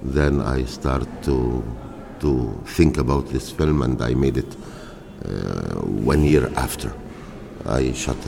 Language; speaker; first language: English; non-native, fluent; Arabic